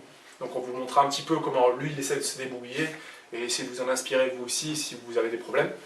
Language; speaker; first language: French; native; French